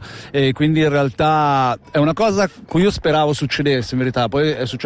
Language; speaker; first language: Italian; native; Italian